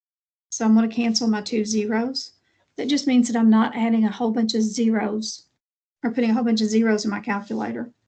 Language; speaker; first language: English; native; English